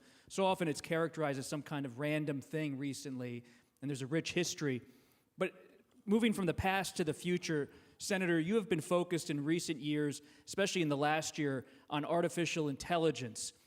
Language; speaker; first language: English; native; English